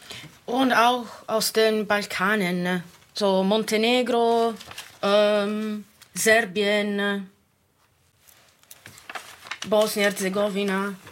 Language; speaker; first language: German; non-native, fluent; Italian